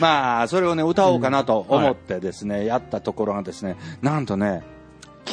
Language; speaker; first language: Japanese; native; Japanese